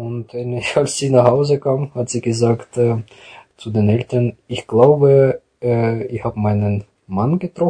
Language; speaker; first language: German; non-native, fluent; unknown